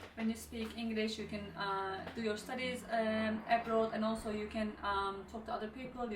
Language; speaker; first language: English; non-native, fluent; Turkish